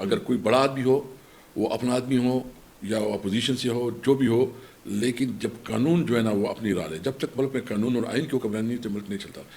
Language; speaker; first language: Urdu; non-native, local second language; Pashto